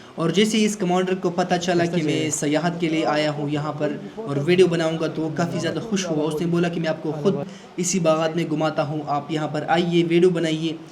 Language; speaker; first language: Urdu; non-native, local second language; Pashto